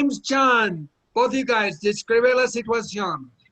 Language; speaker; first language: Spanish; non-native, fluent; English